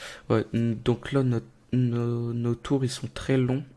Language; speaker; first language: French; native; French